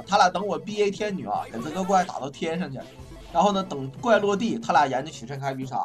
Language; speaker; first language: Chinese; native; Chinese